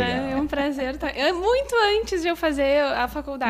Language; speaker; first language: Portuguese; native; Portuguese